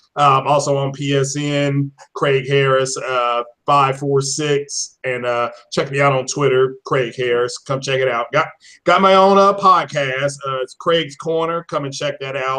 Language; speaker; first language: English; native; English